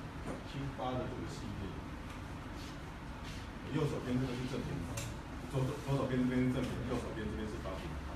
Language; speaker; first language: Chinese; native; Chinese